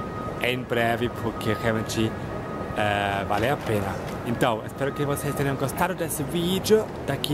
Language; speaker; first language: Portuguese; non-native, fluent; German